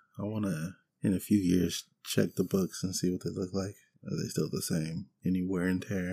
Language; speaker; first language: English; native; English